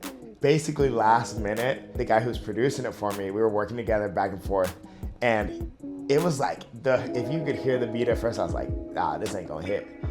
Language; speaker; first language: English; native; English